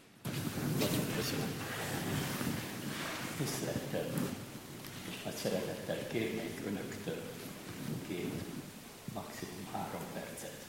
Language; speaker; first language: Hungarian; native; Hungarian